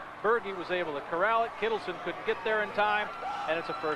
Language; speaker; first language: English; native; English